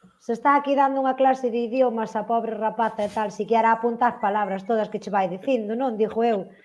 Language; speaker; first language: Galician; native; Galician